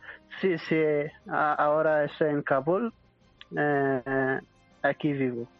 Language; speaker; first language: Spanish; non-native, learner; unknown